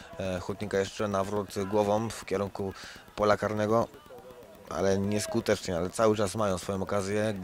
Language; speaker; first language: Polish; native; Polish